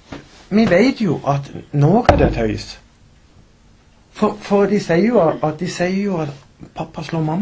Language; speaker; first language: Norwegian; native; Norwegian